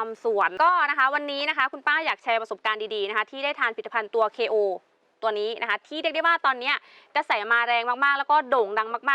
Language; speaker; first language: Thai; native; Thai